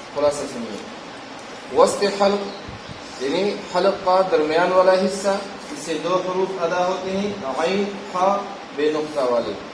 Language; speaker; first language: Urdu; non-native, local second language; Pashto